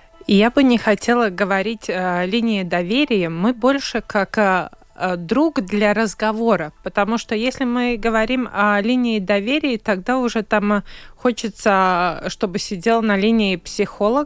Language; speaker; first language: Russian; non-native, local second language; Latvian